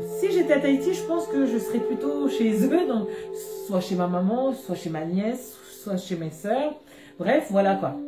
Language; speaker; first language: French; native; French